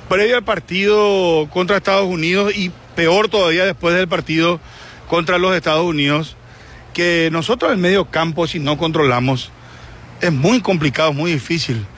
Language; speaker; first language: Spanish; native; Spanish